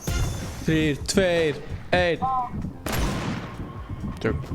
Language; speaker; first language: Icelandic; native; Icelandic